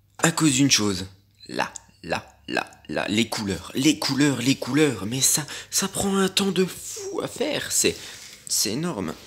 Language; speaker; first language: French; native; French